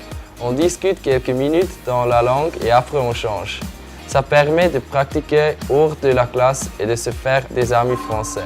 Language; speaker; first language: French; non-native, fluent; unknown